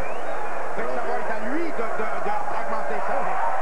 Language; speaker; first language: French; native; French